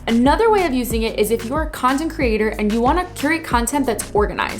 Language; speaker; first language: English; native; English